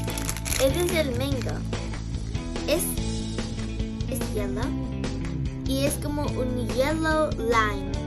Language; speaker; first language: Spanish; early bilingual, heritage; Spanish